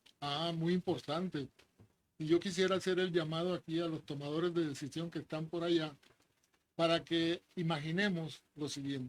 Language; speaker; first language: Spanish; native; Spanish